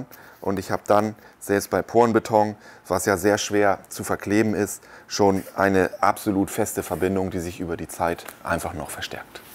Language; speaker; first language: German; native; German